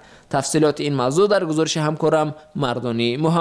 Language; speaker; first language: Persian; native; Persian